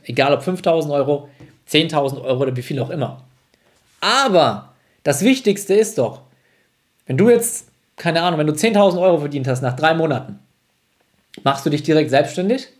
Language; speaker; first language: German; native; German